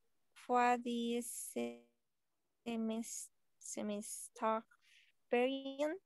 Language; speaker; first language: German; non-native, learner; Spanish